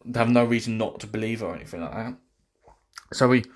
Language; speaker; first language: English; native; English